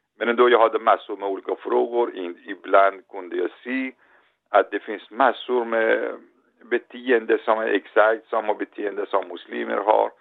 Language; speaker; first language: Swedish; non-native, fluent; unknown